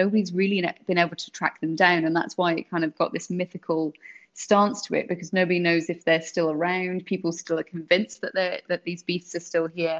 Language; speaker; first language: English; native; English